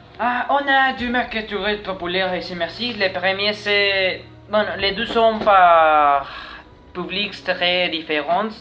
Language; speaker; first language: French; non-native, learner; Spanish